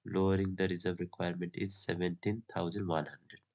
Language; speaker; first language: English; non-native, local second language; Nepali